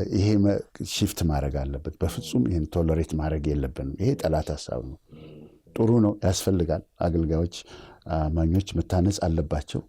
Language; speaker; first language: Amharic; native; Amharic